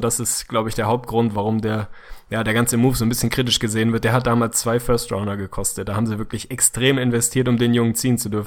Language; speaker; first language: German; native; German